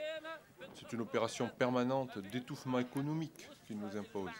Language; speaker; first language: French; native; French